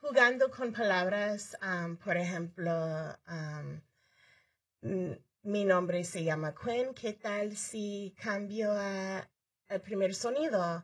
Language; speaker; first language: Spanish; early bilingual, heritage; Spanish